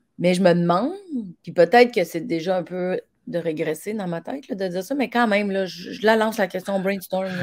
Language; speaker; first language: French; native; French